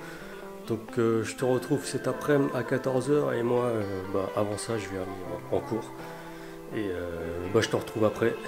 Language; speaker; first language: French; early bilingual, other home language; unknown